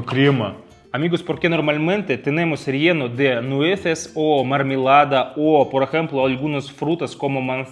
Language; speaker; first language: Spanish; non-native, fluent; Russian